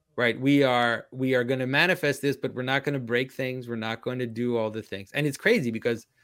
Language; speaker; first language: English; non-native, fluent; French